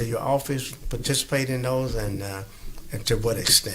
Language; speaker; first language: English; native; English